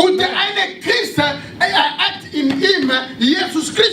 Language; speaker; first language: German; non-native, learner; French